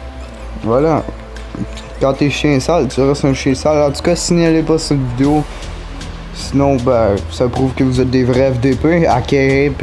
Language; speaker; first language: French; native; French